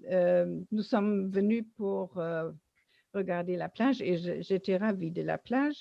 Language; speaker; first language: French; non-native, learner; German